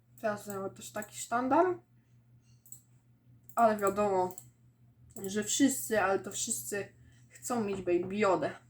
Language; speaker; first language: Polish; native; Polish